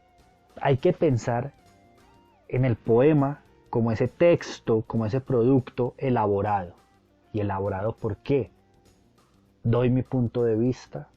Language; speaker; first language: Spanish; native; Spanish